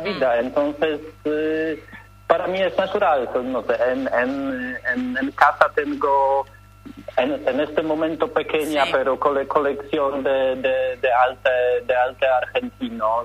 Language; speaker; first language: Spanish; non-native, learner; Polish